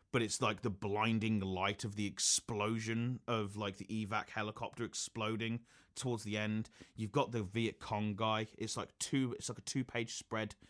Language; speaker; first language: English; native; English